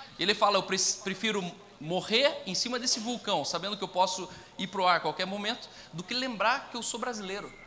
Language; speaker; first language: Portuguese; native; Portuguese